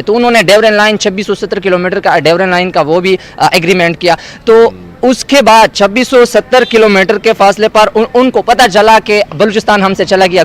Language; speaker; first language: Hindi; non-native, local second language; Pashto